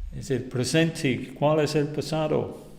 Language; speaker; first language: Spanish; non-native, fluent; English